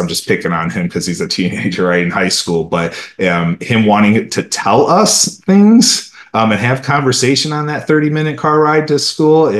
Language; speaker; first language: English; early bilingual, other home language; Romanian